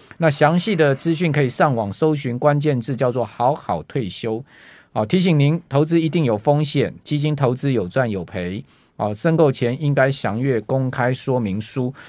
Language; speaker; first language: Chinese; native; Chinese